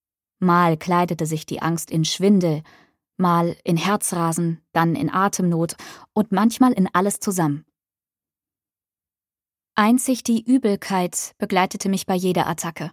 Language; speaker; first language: German; native; German